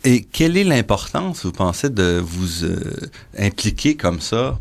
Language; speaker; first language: French; native; French